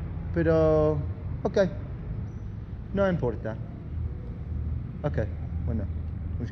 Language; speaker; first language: Spanish; non-native, learner; English